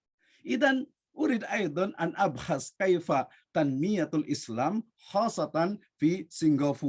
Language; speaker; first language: Arabic; non-native, learner; Indonesian